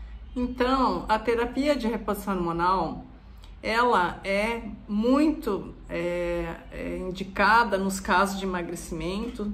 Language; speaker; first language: Portuguese; native; Portuguese